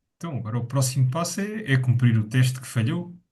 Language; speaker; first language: Portuguese; native; Portuguese